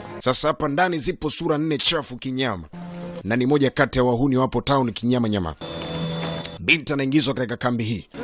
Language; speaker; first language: Swahili; native; Swahili